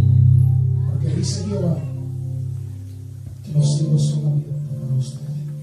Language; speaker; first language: Spanish; native; Spanish